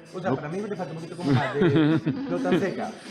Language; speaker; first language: Spanish; native; Spanish